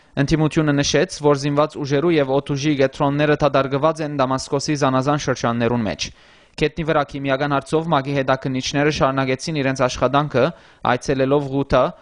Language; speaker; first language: Armenian; early bilingual, heritage; Armenian